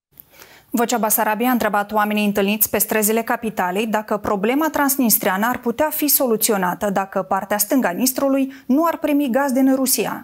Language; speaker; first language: Romanian; native; Romanian